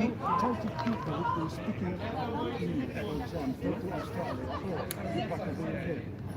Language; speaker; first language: English; non-native, learner; Ukrainian